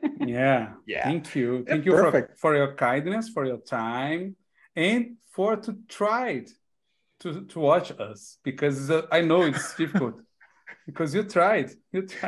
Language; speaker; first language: English; non-native, learner; Portuguese